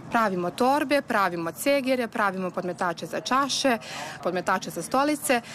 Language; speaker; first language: Serbian; native; Serbian